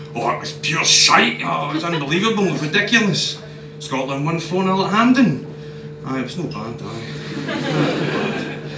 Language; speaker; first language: English; native; English